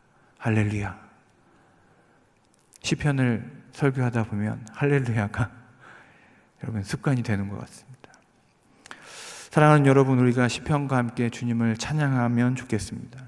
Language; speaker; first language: Korean; native; Korean